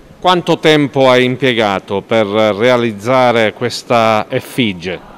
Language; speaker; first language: Italian; native; Italian